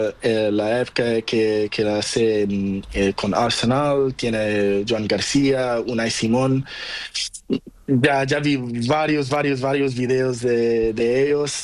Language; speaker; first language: Spanish; non-native, learner; Portuguese